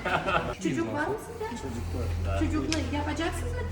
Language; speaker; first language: Turkish; non-native, learner; Russian